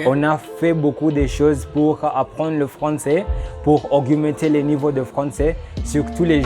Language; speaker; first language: French; non-native, learner; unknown